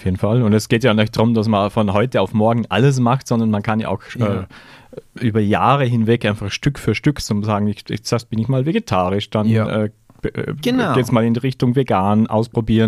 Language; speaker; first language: German; native; German